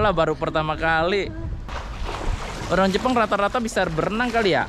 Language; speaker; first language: Indonesian; native; Indonesian